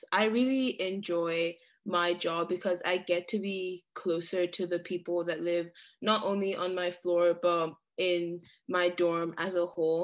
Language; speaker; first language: English; non-native, local second language; Yoruba